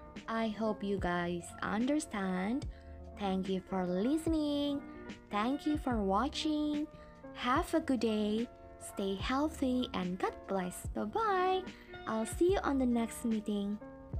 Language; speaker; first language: English; non-native, fluent; Indonesian